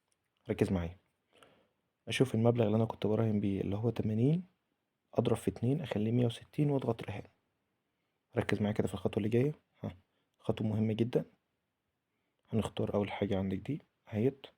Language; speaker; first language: Arabic; native; Arabic